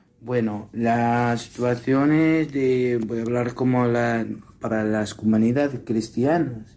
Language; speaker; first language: Spanish; non-native, learner; Assyrian Neo-Aramaic